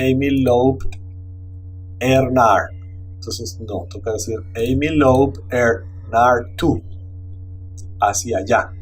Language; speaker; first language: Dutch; non-native, learner; Spanish